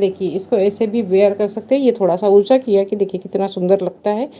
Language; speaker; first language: Hindi; non-native, local second language; Marathi